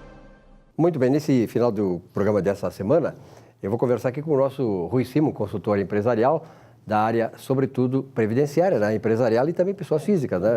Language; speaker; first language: Portuguese; native; Portuguese